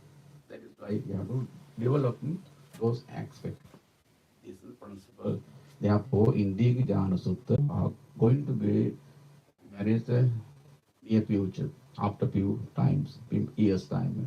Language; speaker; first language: English; non-native, fluent; Sinhala